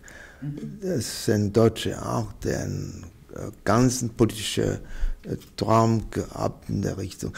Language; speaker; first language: German; non-native, fluent; Arabic